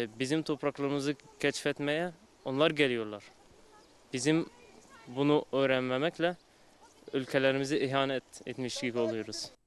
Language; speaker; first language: Turkish; non-native, fluent; Arabic